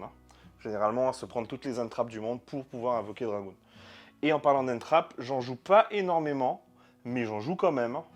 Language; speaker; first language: French; native; French